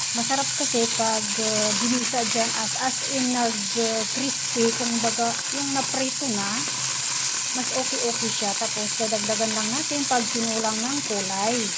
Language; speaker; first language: Filipino; native; Filipino